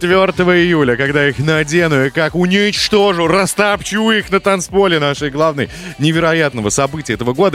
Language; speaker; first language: Russian; native; Russian